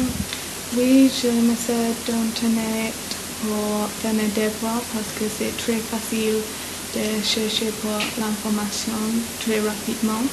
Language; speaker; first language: French; non-native, learner; English